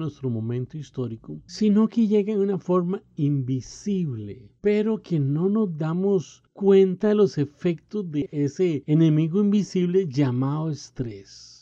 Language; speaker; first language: Spanish; native; Spanish